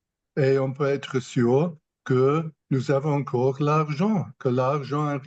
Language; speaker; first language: French; non-native, fluent; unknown